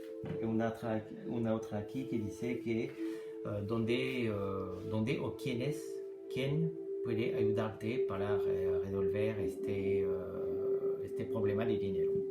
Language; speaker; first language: Spanish; non-native, learner; French